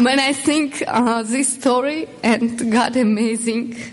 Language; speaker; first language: English; non-native, learner; Russian